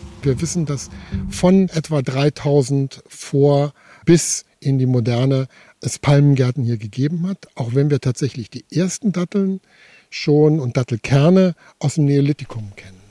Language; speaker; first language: German; native; German